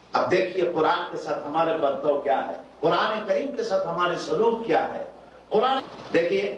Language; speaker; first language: Urdu; non-native, fluent; Bangla